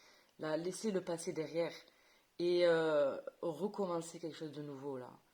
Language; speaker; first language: French; native; French